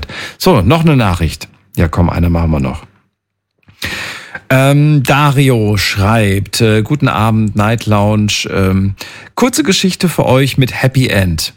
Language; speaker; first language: German; native; German